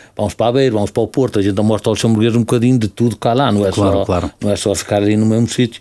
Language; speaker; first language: Portuguese; early bilingual, heritage; Portuguese